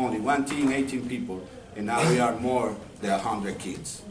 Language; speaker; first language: English; non-native, learner; Spanish